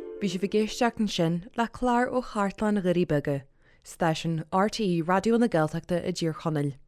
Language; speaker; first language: Irish; native; Irish